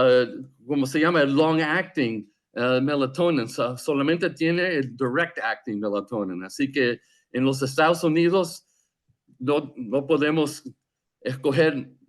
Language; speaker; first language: Spanish; non-native, fluent; English